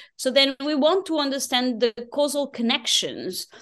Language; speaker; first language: English; non-native, fluent; Portuguese